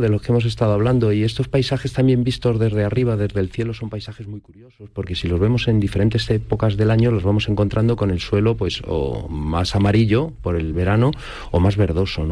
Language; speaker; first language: Spanish; native; Spanish